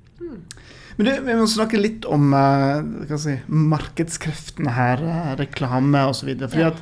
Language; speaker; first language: Norwegian; native; Norwegian